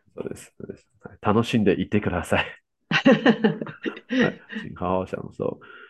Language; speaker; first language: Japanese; non-native, fluent; Chinese